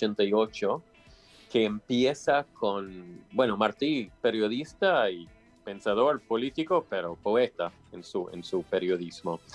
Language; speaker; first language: Spanish; non-native, fluent; English